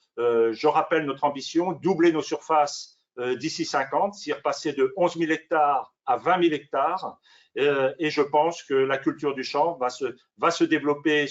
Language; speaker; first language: French; native; French